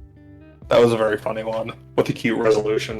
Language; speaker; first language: English; native; English